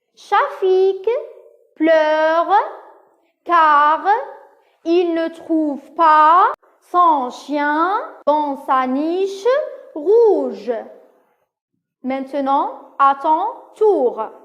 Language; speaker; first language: French; non-native, local second language; Arabic